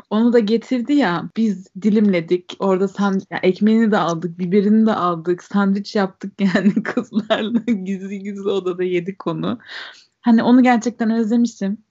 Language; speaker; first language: Turkish; early bilingual, heritage; Turkish